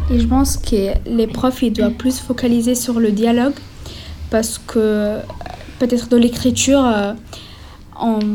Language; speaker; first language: French; non-native, fluent; Spanish